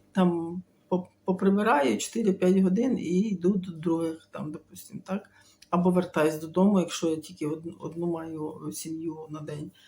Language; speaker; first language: Ukrainian; native; Ukrainian